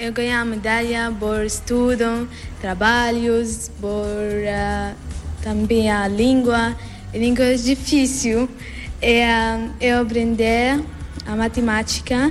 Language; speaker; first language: Portuguese; non-native, learner; Arabic